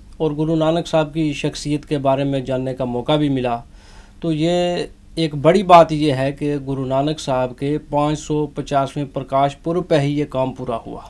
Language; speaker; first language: Urdu; non-native, local second language; Punjabi